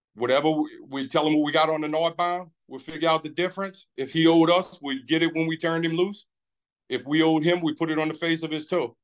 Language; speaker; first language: English; native; English